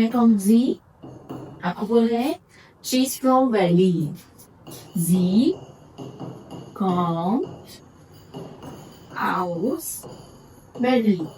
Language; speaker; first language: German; non-native, fluent; Hindi